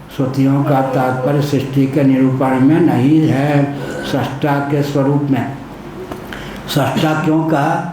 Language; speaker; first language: Hindi; non-native, local second language; Maithili